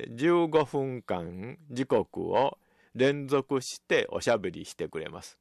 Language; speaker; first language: Japanese; native; Japanese